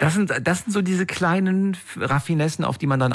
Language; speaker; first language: German; native; German